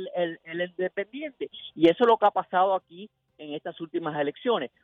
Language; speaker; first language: Spanish; early bilingual, heritage; Spanish